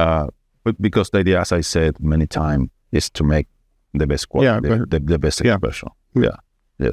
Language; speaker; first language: English; non-native, fluent; Spanish